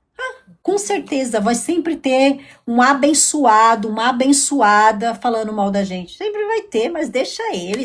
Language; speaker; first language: Portuguese; native; Portuguese